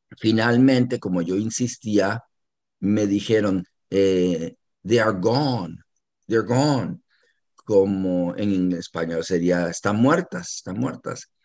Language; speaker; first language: Spanish; native; Spanish